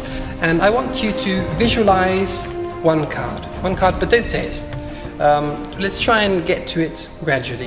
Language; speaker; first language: English; non-native, fluent; German